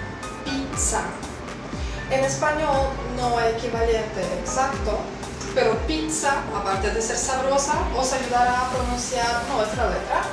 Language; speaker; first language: Spanish; non-native, fluent; Russian